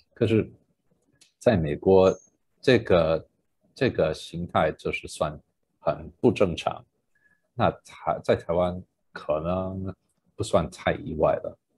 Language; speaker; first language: Chinese; non-native, fluent; English